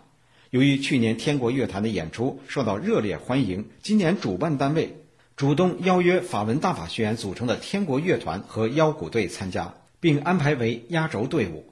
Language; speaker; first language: Chinese; native; Chinese